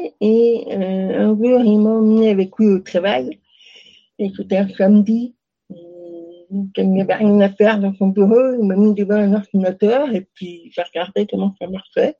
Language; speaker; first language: French; native; French